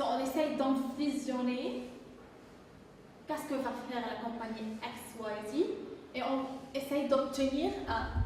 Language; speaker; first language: French; non-native, fluent; English